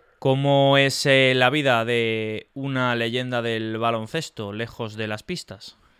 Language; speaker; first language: Spanish; native; Spanish